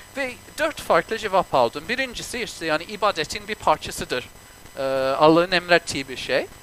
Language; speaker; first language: Turkish; non-native, fluent; English